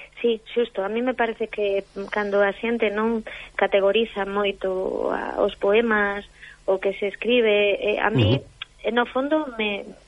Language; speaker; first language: Galician; non-native, local second language; Spanish